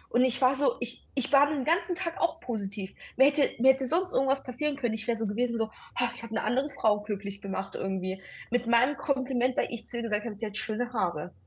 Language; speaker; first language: German; early bilingual, other home language; Italian